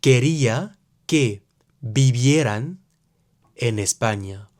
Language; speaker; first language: Spanish; non-native, fluent; French